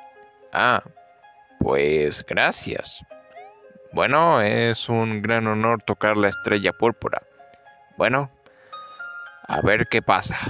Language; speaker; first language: Spanish; native; Spanish